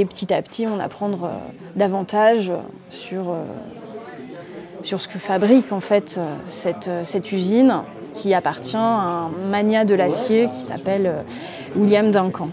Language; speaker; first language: French; native; French